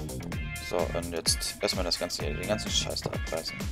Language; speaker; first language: German; native; German